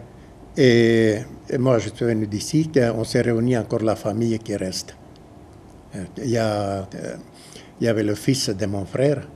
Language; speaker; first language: French; non-native, fluent; Croatian